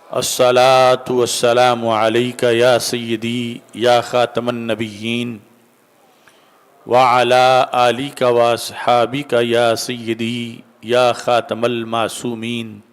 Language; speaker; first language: Urdu; native; Urdu